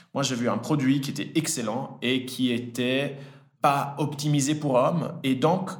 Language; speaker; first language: French; early bilingual, other home language; Italian